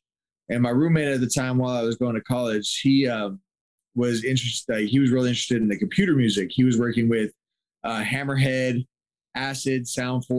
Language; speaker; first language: English; native; English